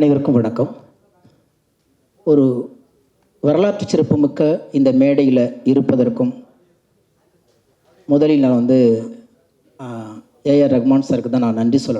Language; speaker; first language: Tamil; native; Tamil